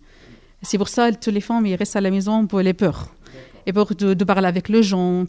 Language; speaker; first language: French; non-native, learner; Arabic